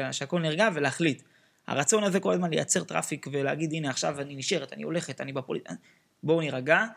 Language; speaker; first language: Hebrew; native; Hebrew